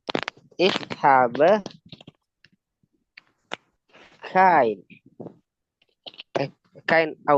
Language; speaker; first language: German; non-native, learner; Indonesian